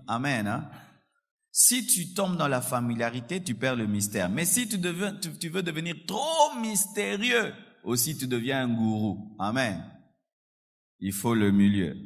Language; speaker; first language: French; non-native, local second language; Lingala